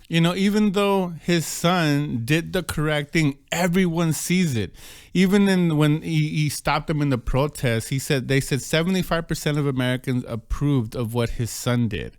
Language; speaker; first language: English; native; English